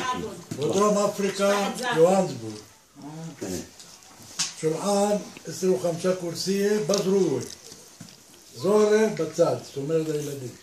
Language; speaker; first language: Hebrew; non-native, fluent; Aramaic